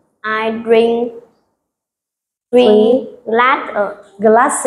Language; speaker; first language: English; non-native, learner; Vietnamese